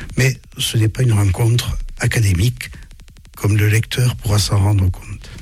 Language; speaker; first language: French; early bilingual, other home language; German